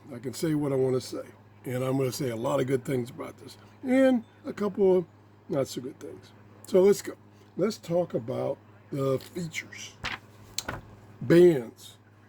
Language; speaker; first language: English; native; English